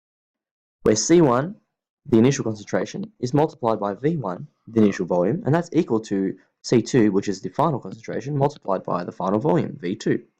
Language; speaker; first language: English; native; English